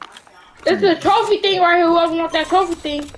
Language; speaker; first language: English; native; English